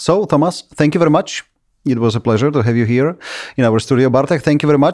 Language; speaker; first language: English; non-native, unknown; Polish